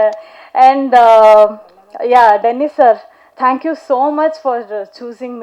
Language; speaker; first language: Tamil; non-native, learner; Kannada